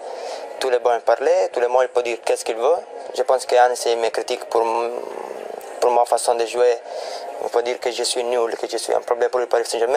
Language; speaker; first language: French; non-native, fluent; Italian